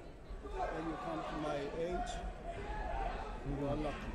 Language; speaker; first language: English; non-native, learner; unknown